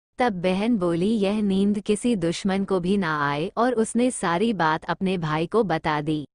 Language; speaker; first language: Hindi; native; Hindi